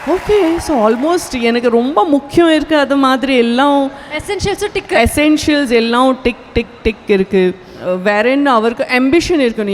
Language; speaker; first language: Tamil; non-native, local second language; Gujarati